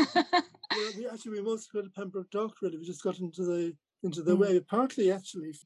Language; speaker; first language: English; native; English